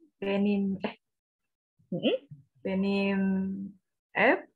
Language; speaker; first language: Turkish; non-native, learner; Indonesian